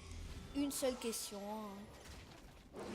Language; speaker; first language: French; native; French